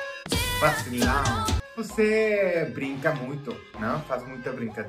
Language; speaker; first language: Portuguese; non-native, fluent; Spanish